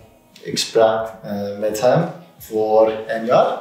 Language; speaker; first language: Dutch; non-native, learner; English